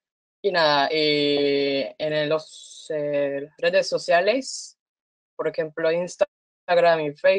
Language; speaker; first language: Spanish; non-native, fluent; Korean